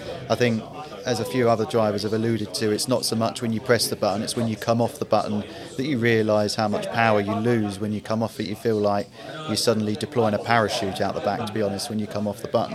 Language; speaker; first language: English; native; English